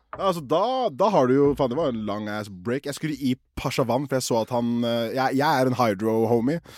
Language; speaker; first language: Norwegian; early bilingual, other home language; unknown